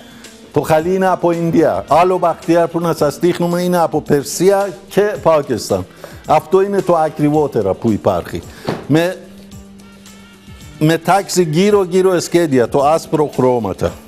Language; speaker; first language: Greek; non-native, fluent; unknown